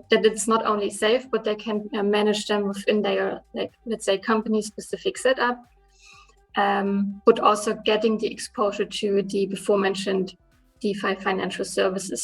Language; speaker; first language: English; non-native, fluent; German